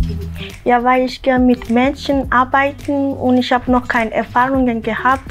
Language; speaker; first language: German; non-native, learner; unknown